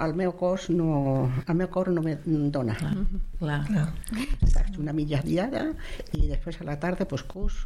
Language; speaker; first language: Catalan; native; Catalan